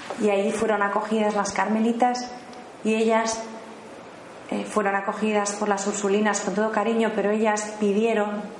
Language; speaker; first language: Spanish; native; Spanish